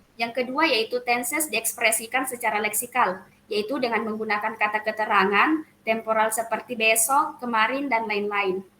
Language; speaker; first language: Indonesian; native; Indonesian